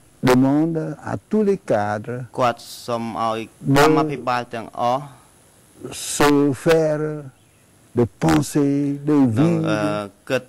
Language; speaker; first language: French; non-native, local second language; Khmer